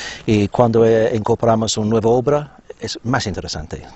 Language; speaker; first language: Spanish; non-native, fluent; English